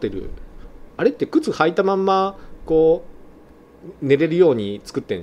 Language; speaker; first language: Japanese; native; Japanese